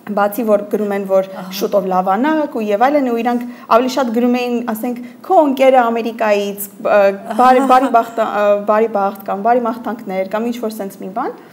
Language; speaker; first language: Armenian; early bilingual, heritage; Armenian